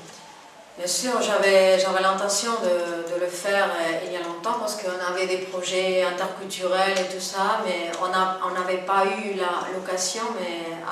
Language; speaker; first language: French; non-native, fluent; Spanish